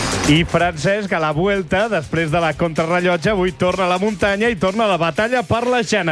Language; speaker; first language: Catalan; native; Catalan